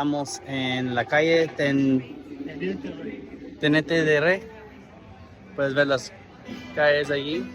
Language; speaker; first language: Spanish; non-native, learner; English